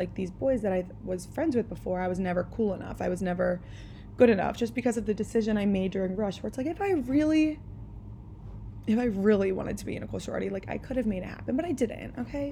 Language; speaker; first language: English; native; English